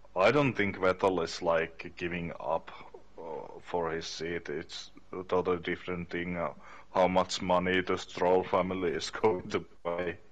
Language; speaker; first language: English; non-native, learner; Finnish